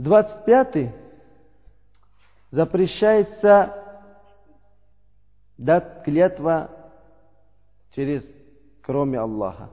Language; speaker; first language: Russian; non-native, learner; Uzbek